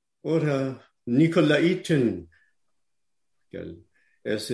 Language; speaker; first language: German; non-native, fluent; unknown